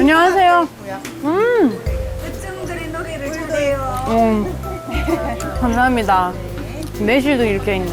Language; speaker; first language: Korean; non-native, fluent; English